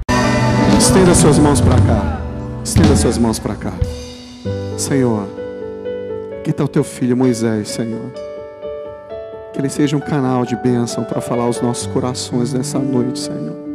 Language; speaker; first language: Portuguese; native; Portuguese